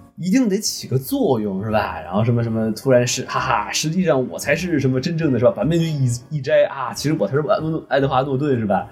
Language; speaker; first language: Chinese; native; Chinese